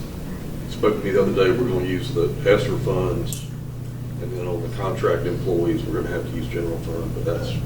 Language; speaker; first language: English; native; English